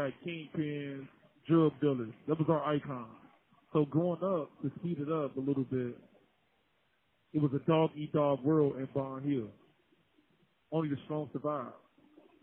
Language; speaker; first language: English; native; English